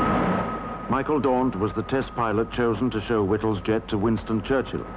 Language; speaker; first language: English; native; English